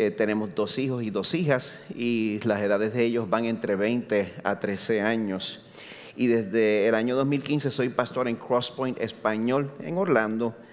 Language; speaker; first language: Spanish; native; Spanish